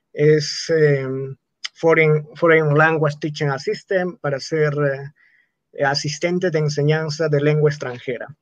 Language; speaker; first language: Spanish; non-native, local second language; Quechua